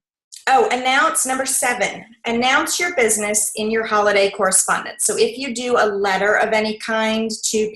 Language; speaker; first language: English; native; English